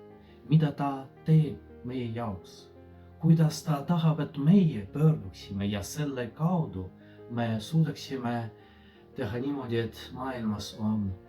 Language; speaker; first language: Estonian; non-native, fluent; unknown